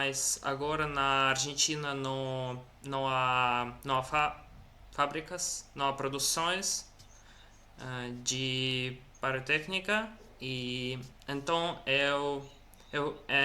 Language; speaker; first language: Portuguese; non-native, learner; Russian